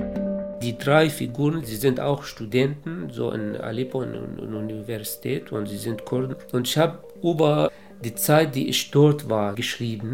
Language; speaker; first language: German; non-native, local second language; Kurdish